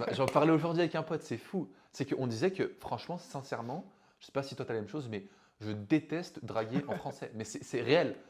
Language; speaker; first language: French; native; French